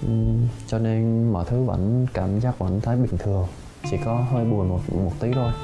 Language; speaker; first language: Vietnamese; early bilingual, heritage; Vietnamese